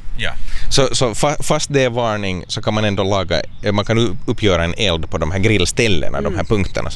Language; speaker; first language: Swedish; native; Swedish